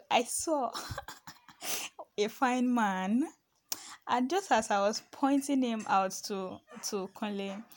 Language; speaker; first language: English; non-native, local second language; Yoruba